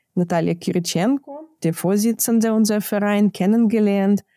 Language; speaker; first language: German; non-native, fluent; Ukrainian